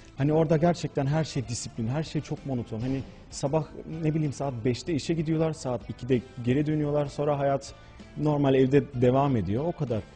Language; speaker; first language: Turkish; early bilingual, heritage; Turkish